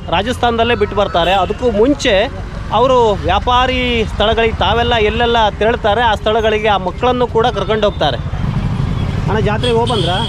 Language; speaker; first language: Kannada; native; Kannada